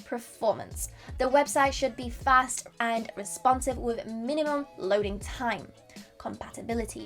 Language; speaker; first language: English; non-native, fluent; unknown